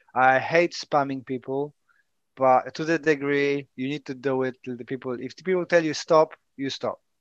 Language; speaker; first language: English; non-native, fluent; Polish